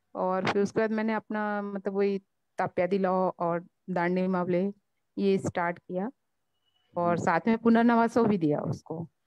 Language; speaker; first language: Hindi; native; Hindi